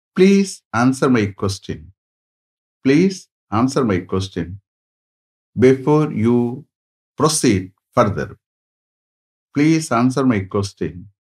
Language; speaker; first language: English; non-native, local second language; Tamil